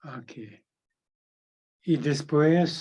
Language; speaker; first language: Spanish; non-native, learner; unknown